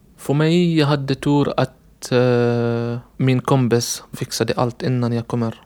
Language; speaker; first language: Swedish; non-native, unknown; Arabic